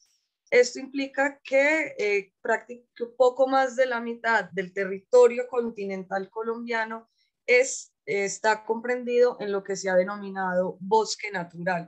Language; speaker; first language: Spanish; native; Spanish